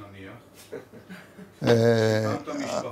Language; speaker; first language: Hebrew; native; Hebrew